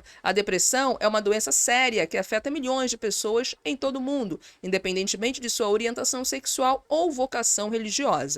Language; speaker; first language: Portuguese; native; Portuguese